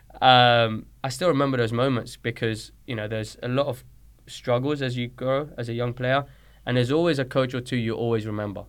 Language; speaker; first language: English; early bilingual, other home language; Spanish